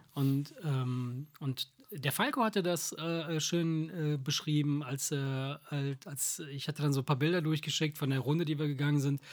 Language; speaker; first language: German; early bilingual, other home language; Italian